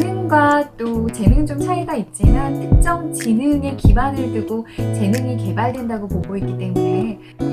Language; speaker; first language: Korean; native; Korean